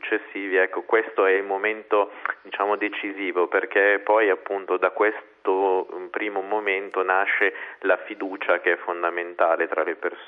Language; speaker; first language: Italian; native; Italian